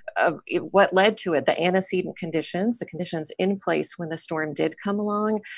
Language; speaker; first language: English; native; English